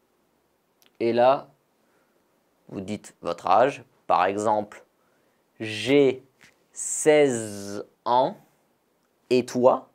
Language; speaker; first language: French; native; French